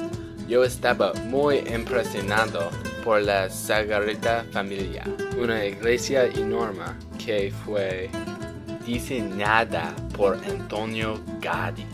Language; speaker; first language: Spanish; non-native, learner; English